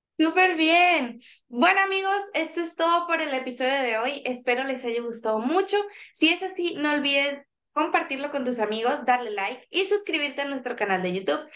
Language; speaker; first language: Spanish; native; Spanish